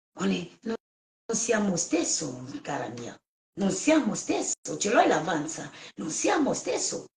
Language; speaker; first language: Italian; non-native, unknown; French